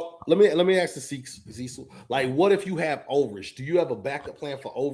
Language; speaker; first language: English; native; English